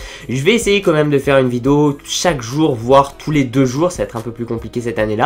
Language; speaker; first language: French; native; French